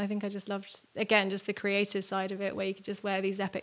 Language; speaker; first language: English; native; English